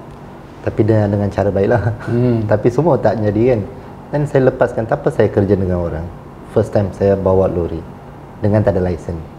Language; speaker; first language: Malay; non-native, local second language; Tamil